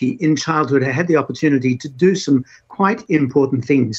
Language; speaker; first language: English; native; English